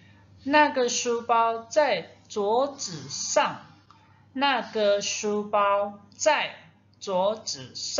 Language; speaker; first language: Chinese; non-native, fluent; Indonesian